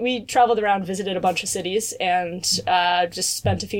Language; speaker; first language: English; native; English